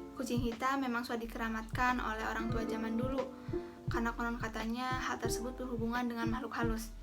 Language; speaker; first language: Indonesian; native; Indonesian